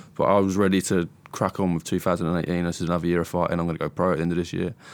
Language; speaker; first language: English; native; English